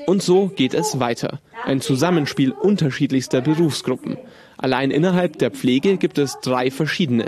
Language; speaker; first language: German; native; German